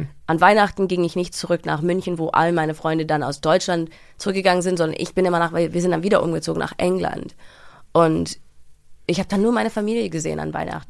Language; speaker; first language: German; early bilingual, heritage; German